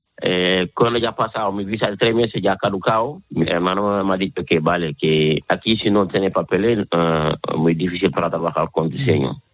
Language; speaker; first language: Spanish; non-native, learner; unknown